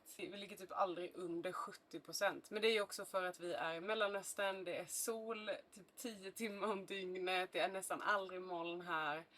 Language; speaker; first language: Swedish; native; Swedish